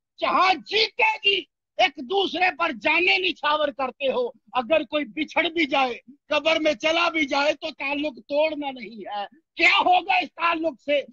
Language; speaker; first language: Urdu; non-native, local second language; Punjabi